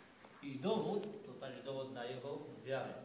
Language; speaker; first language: Polish; non-native, fluent; Arabic